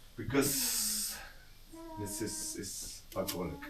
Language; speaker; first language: English; non-native, fluent; Dutch